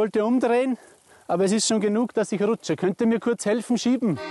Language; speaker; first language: German; native; German